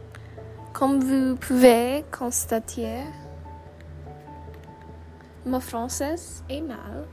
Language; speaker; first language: French; non-native, learner; English